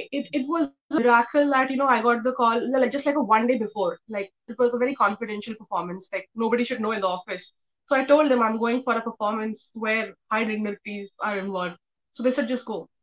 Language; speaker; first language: English; non-native, local second language; Hindi